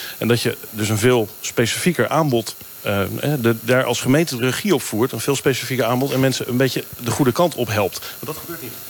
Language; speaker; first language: Dutch; native; Dutch